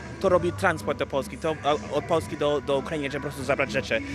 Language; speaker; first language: Polish; non-native, fluent; English